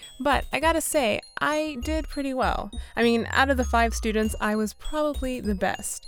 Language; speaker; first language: English; native; English